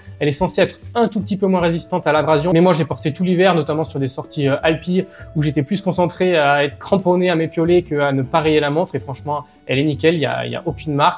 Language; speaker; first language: French; native; French